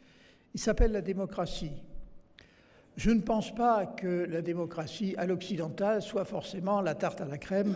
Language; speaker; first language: French; native; French